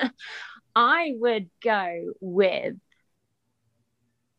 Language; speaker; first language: English; native; English